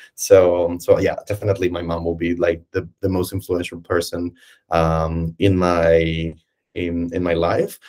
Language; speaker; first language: English; non-native, fluent; Spanish